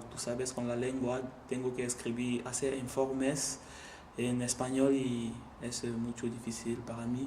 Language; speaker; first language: Spanish; non-native, learner; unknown